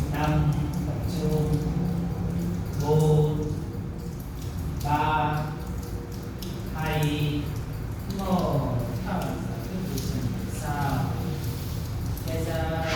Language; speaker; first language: Vietnamese; non-native, fluent; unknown